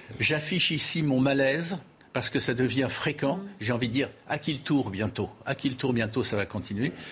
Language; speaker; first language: French; native; French